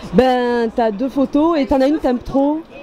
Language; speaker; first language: French; native; French